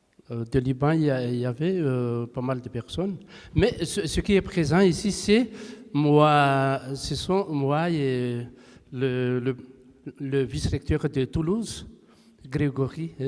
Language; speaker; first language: French; non-native, local second language; Malagasy